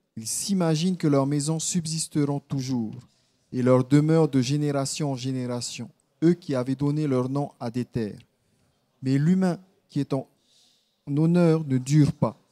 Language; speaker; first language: French; native; French